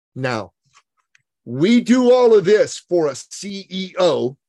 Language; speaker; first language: English; early bilingual, other home language; Persian